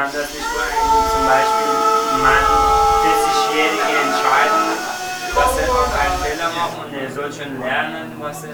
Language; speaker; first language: German; non-native, learner; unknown